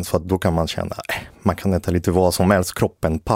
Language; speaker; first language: Swedish; native; Swedish